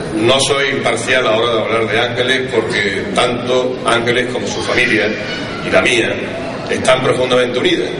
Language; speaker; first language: Spanish; native; Spanish